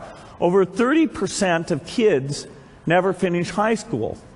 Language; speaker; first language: English; native; English